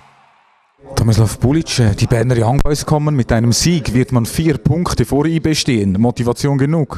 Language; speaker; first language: German; native; German